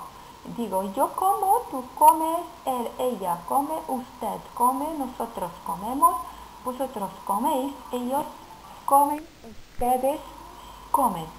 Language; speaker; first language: Spanish; non-native, fluent; Arabic